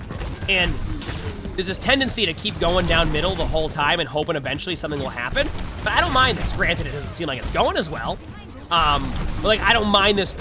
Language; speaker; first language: English; native; English